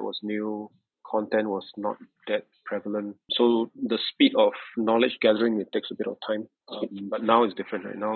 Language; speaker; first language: English; native; English